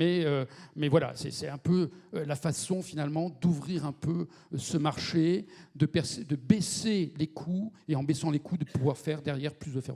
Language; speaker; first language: French; native; French